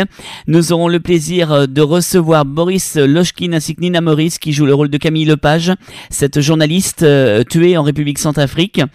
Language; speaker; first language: French; native; French